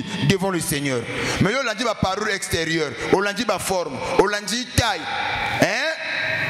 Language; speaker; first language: French; non-native, local second language; Lingala